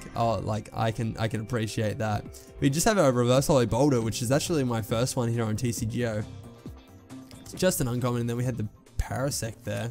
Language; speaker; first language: English; native; English